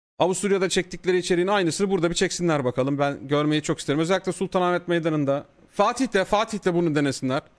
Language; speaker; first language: Turkish; native; Turkish